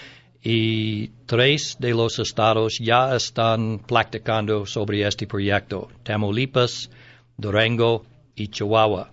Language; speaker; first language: Spanish; non-native, learner; English